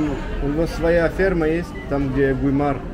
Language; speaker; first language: Russian; early bilingual, heritage; Russian